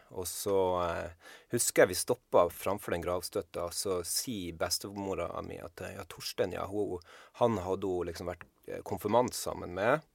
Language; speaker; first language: Norwegian; native; Norwegian